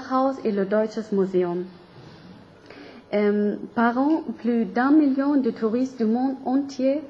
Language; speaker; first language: French; non-native, learner; German